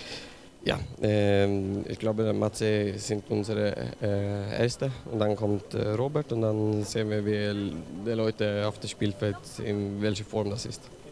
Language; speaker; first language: German; non-native, learner; Swedish